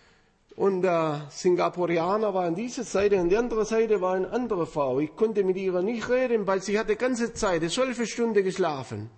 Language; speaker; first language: German; non-native, fluent; Spanish